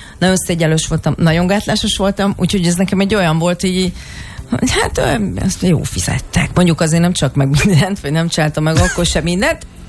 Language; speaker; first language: Hungarian; native; Hungarian